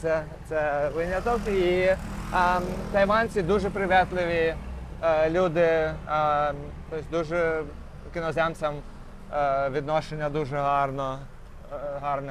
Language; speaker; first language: Ukrainian; non-native, local second language; Russian